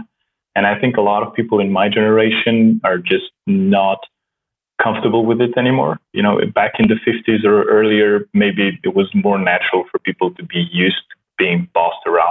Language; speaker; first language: English; non-native, fluent; Slovenian